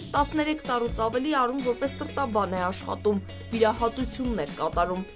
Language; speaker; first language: Armenian; native; Armenian